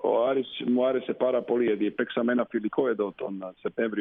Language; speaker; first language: Greek; non-native, fluent; Slovenian